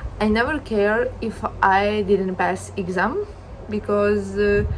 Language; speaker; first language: English; non-native, learner; Ukrainian